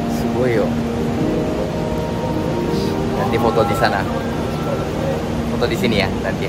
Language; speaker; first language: Indonesian; non-native, fluent; Japanese